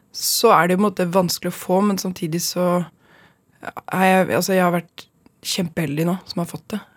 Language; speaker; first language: Norwegian; native; Norwegian